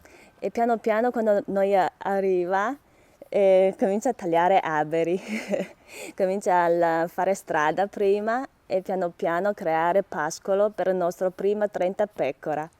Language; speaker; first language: Italian; non-native, learner; Chinese